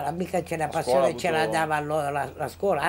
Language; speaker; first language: Italian; native; Italian